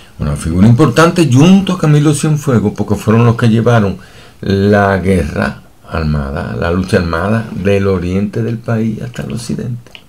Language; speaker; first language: Spanish; native; Spanish